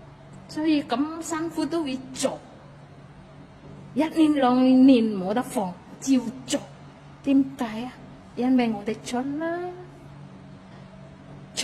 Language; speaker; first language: Cantonese; non-native, fluent; Indonesian